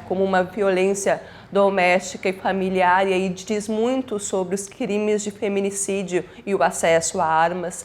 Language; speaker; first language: Portuguese; native; Portuguese